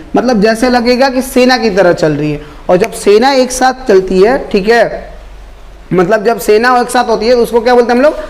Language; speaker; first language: Hindi; native; Hindi